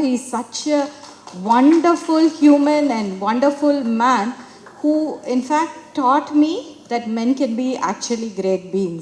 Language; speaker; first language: English; non-native, local second language; Tamil